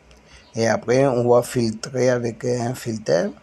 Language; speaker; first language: French; non-native, learner; Tamil